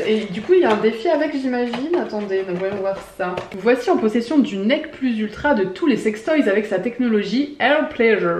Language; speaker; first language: French; native; French